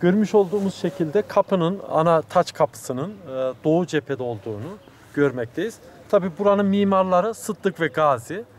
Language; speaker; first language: Turkish; native; Turkish